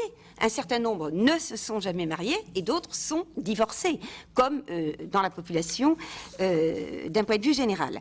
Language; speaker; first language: French; native; French